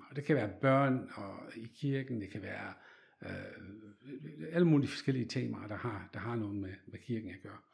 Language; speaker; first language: Danish; non-native, fluent; Dutch